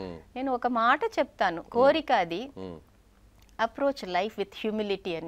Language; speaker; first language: Telugu; non-native, local second language; Tamil